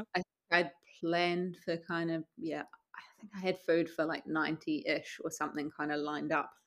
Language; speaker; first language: English; native; English